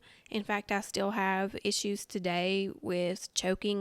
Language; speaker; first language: English; native; English